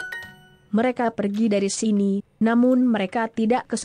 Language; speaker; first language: Indonesian; non-native, learner; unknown